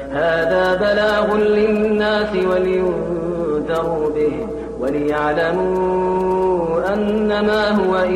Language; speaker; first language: Arabic; native; Arabic